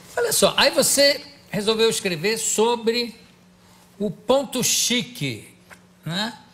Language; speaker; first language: Portuguese; native; Portuguese